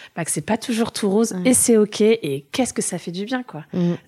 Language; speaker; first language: French; early bilingual, other home language; German